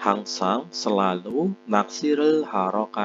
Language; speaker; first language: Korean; non-native, fluent; Indonesian